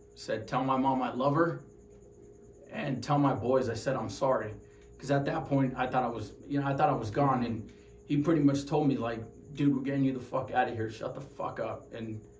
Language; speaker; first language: English; native; English